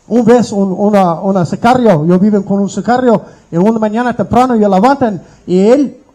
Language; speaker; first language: Spanish; non-native, learner; English